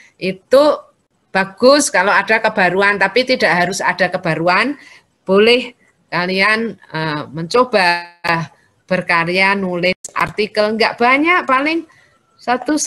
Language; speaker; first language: Indonesian; native; Indonesian